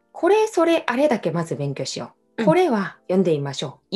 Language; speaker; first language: Japanese; non-native, fluent; Korean